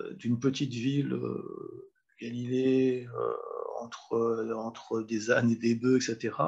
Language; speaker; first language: French; native; French